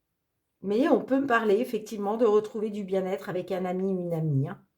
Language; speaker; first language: French; native; French